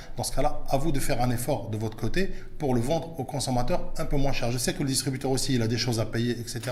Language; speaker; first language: French; early bilingual, other home language; Arabic